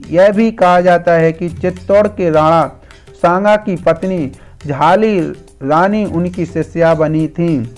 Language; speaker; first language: Hindi; native; Hindi